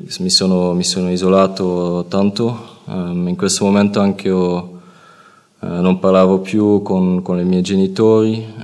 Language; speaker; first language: Italian; non-native, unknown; Dutch